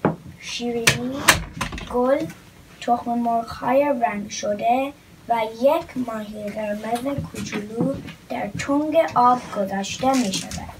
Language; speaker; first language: Persian; early bilingual, heritage; Persian